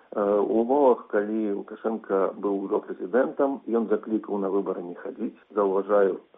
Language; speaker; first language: Russian; non-native, local second language; Belarusian